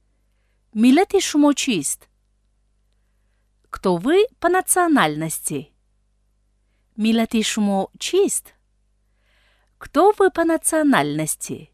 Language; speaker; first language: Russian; non-native, local second language; Tajik